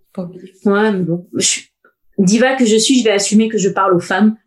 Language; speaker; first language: French; native; French